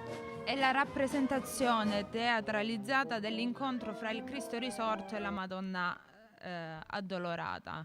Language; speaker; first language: Italian; native; Italian